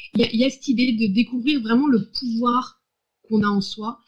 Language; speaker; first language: French; native; French